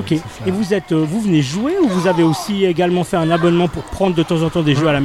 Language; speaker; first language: French; native; French